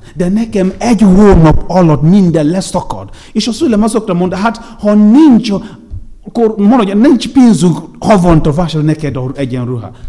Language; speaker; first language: Hungarian; non-native, fluent; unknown